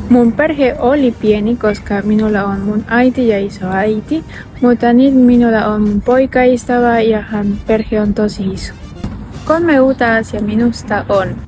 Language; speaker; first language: Finnish; non-native, learner; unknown